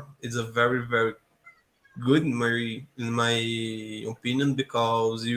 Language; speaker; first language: English; non-native, learner; Portuguese